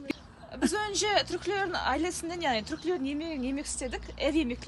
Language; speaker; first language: Turkish; non-native, learner; Kazakh